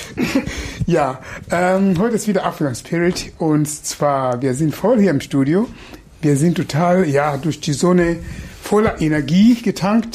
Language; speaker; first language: German; non-native, fluent; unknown